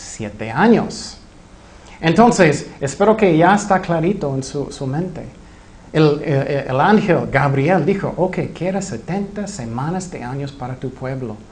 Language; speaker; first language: Spanish; non-native, fluent; English